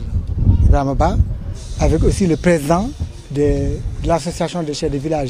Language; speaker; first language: French; non-native, local second language; Wolof